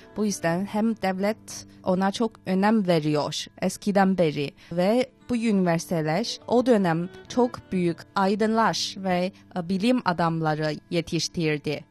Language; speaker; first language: Turkish; non-native, fluent; Chinese